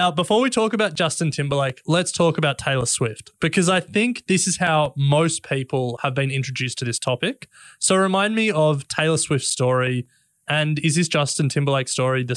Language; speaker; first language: English; native; English